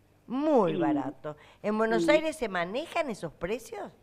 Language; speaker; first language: Spanish; native; Spanish